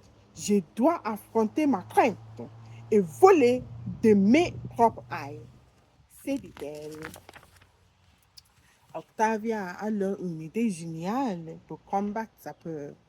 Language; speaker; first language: French; non-native, learner; English